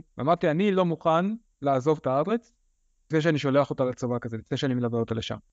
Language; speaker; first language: Hebrew; early bilingual, other home language; Russian